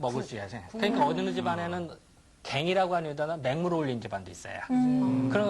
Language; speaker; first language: Korean; native; Korean